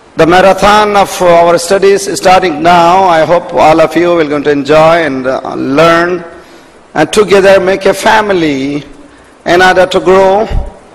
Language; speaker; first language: English; non-native, local second language; Urdu